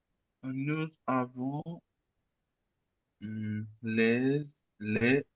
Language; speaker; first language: French; non-native, learner; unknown